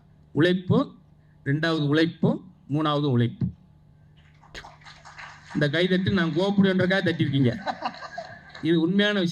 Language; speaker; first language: Tamil; native; Tamil